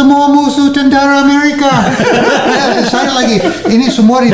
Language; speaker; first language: Indonesian; non-native, learner; English